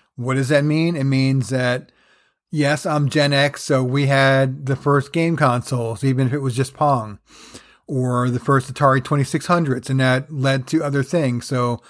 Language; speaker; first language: English; native; English